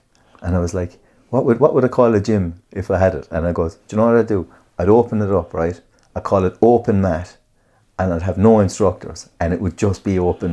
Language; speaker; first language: English; native; English